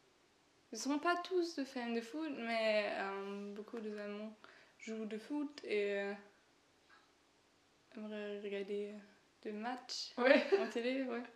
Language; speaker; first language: French; non-native, learner; German